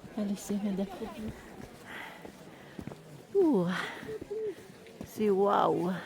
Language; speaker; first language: French; non-native, learner; Filipino